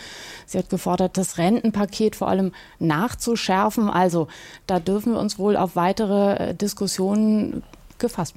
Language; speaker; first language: German; native; German